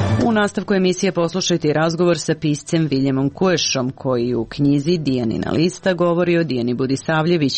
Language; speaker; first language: Serbian; native; Serbian